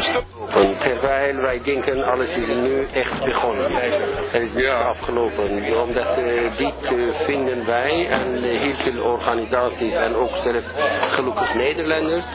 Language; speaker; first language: Dutch; non-native, learner; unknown